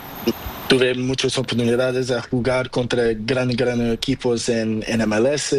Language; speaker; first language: Spanish; non-native, learner; Portuguese